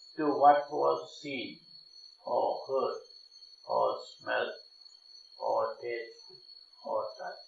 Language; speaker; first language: English; non-native, local second language; Sinhala